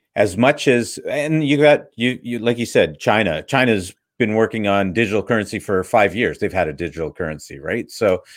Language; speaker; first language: English; early bilingual, other home language; Hindi